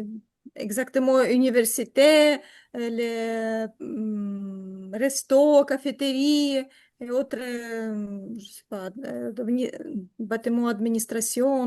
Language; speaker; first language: French; non-native, learner; Ukrainian